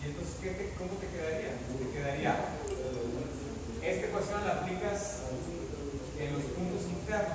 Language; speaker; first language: Spanish; native; Spanish